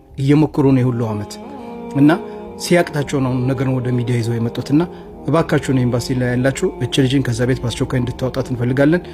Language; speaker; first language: Amharic; native; Amharic